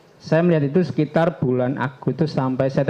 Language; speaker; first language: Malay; non-native, local second language; Javanese